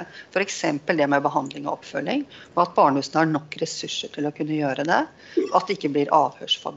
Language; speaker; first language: Norwegian; native; Norwegian